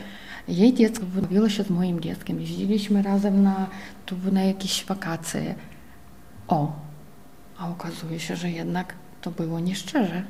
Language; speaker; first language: Polish; non-native, fluent; Ukrainian